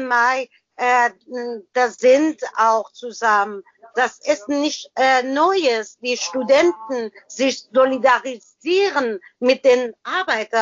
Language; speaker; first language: German; non-native, learner; Persian